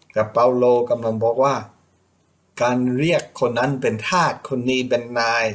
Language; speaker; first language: Thai; non-native, fluent; English